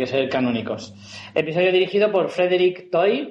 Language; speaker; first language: Spanish; native; Spanish